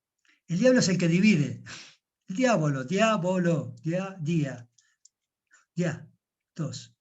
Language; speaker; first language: Spanish; native; Spanish